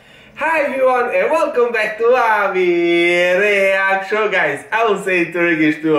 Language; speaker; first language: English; non-native, fluent; Italian